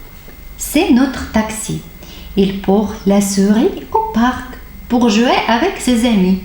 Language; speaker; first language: French; non-native, fluent; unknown